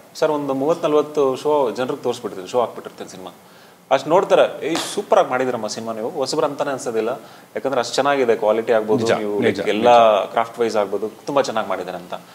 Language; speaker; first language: Kannada; native; Kannada